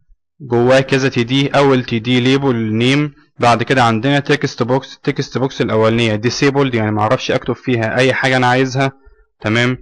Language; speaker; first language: Arabic; native; Arabic